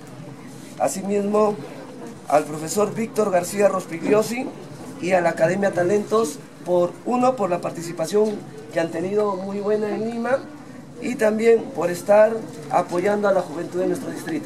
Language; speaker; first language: Spanish; native; Spanish